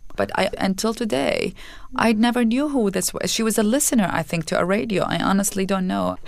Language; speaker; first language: English; non-native, fluent; Arabic